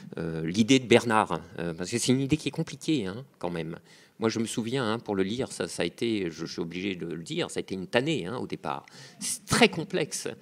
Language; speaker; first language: French; native; French